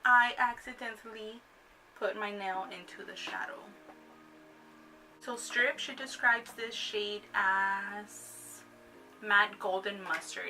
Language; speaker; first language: English; native; English